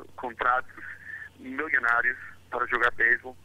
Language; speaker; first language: Portuguese; non-native, fluent; English